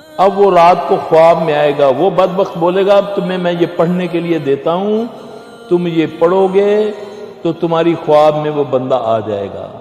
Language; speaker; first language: Urdu; non-native, local second language; Punjabi